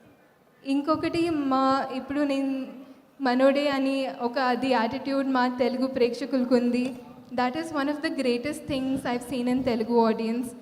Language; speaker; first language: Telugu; non-native, fluent; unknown